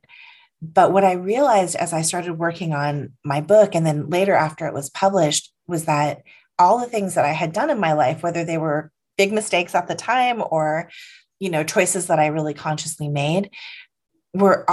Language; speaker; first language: English; native; English